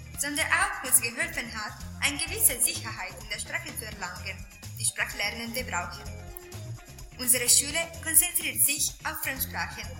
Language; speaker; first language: German; non-native, learner; Italian